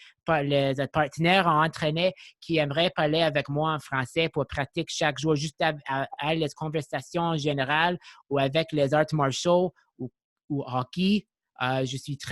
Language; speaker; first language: French; non-native, local second language; English